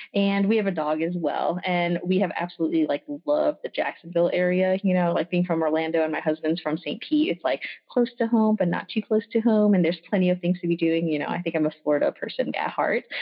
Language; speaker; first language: English; early bilingual, other home language; French